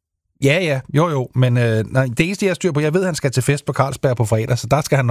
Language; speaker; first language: Danish; native; Danish